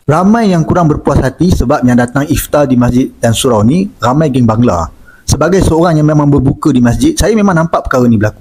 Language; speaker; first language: Malay; native; Malay